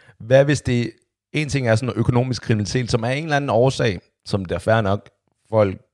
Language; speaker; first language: Danish; early bilingual, other home language; Chinese